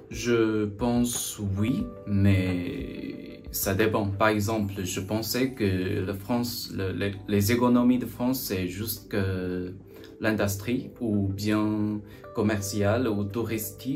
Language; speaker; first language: French; non-native, learner; Chinese